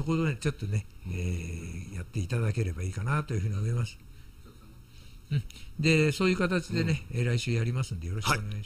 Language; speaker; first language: Japanese; native; Japanese